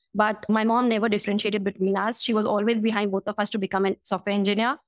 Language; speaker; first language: English; non-native, local second language; Hindi